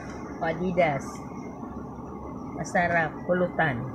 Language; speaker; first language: Filipino; non-native, local second language; Hiligaynon